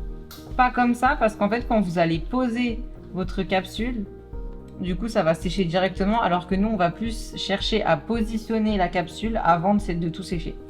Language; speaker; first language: French; native; French